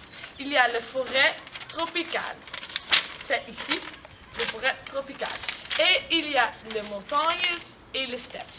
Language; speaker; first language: French; non-native, learner; Dutch